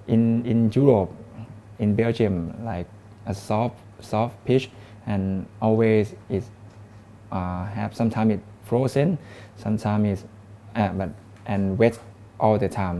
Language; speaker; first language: English; non-native, learner; Thai